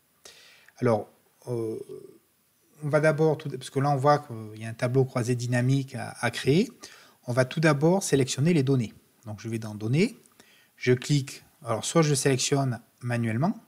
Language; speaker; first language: French; native; French